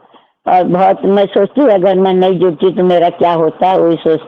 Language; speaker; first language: Hindi; non-native, local second language; Odia